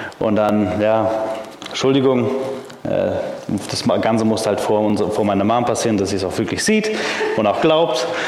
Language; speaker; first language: German; early bilingual, heritage; German